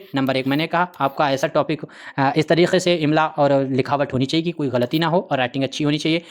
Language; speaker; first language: Urdu; native; Urdu